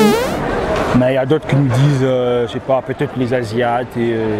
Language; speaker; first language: French; native; French